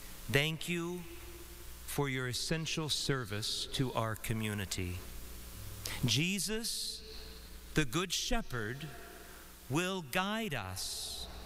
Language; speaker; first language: English; native; English